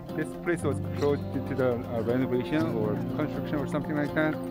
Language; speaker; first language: English; non-native, fluent; Korean